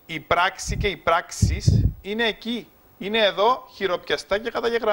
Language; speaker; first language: Greek; native; Greek